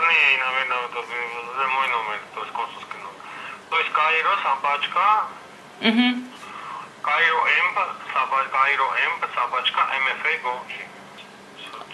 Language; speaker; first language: Russian; native; Russian